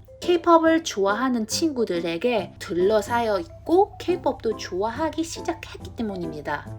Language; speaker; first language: Korean; non-native, learner; Indonesian